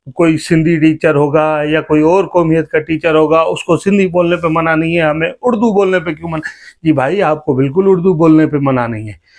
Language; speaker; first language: Urdu; native; Urdu